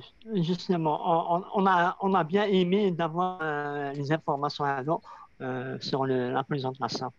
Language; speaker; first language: French; non-native, local second language; Arabic